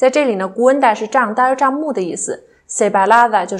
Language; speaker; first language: Chinese; native; Chinese